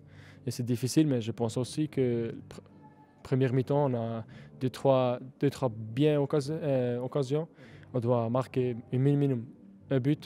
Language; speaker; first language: French; non-native, learner; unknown